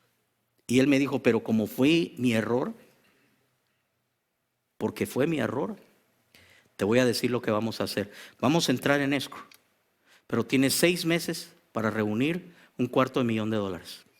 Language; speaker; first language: Spanish; native; Spanish